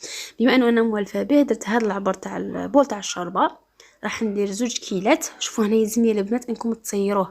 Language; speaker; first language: Arabic; native; Arabic